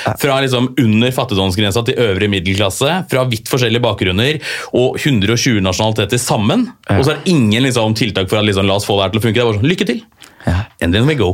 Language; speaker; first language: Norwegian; native; Norwegian